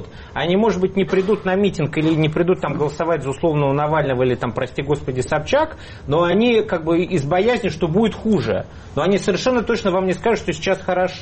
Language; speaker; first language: Russian; native; Russian